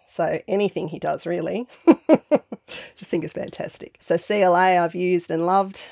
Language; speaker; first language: English; native; English